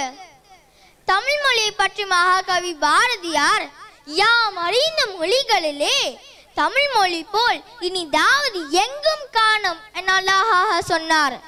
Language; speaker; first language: Tamil; early bilingual, heritage; Tamil